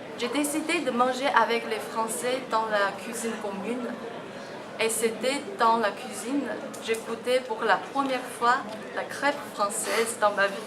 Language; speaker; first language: French; non-native, fluent; Chinese